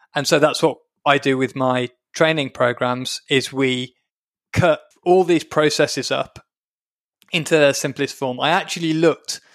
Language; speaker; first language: English; native; English